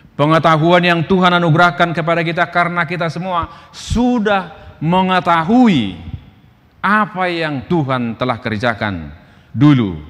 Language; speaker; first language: Indonesian; non-native, local second language; Batak Toba